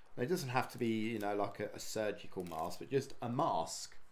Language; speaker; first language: English; native; English